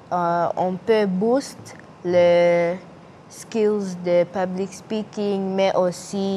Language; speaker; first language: French; non-native, learner; English